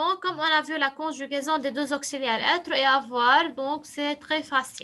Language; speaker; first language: French; non-native, local second language; Arabic